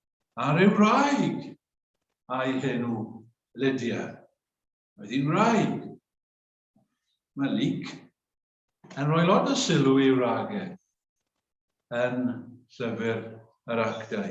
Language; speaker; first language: Welsh; native; Welsh